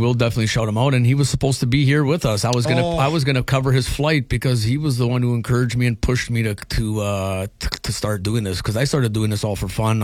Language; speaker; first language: English; native; English